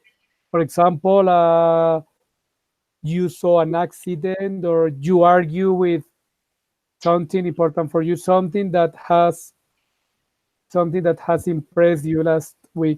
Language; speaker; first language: English; non-native, fluent; Spanish